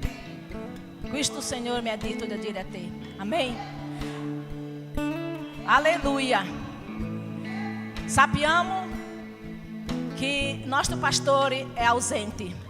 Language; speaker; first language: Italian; non-native, learner; Portuguese